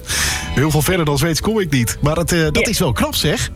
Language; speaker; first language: Dutch; native; Dutch